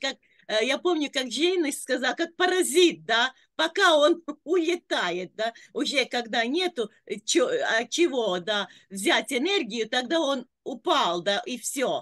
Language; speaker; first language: Russian; non-native, local second language; Latvian